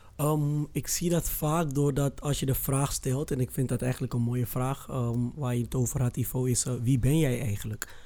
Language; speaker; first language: Dutch; early bilingual, other home language; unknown